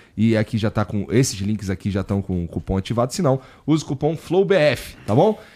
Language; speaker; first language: Portuguese; native; Portuguese